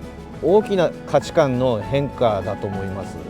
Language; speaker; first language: Japanese; native; Japanese